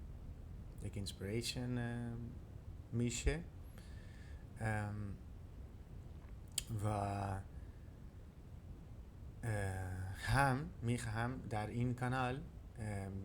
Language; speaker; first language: Persian; non-native, learner; Dutch